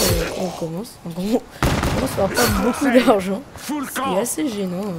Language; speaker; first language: French; native; French